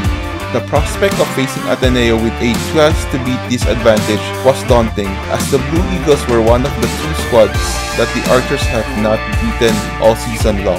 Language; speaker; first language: English; non-native, local second language; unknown